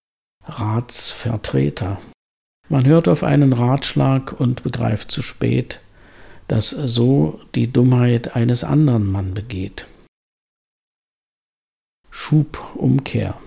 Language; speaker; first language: German; native; German